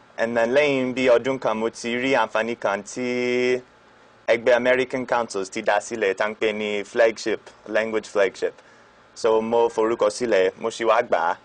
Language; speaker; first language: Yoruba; non-native, fluent; English